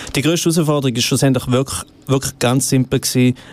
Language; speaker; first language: German; native; German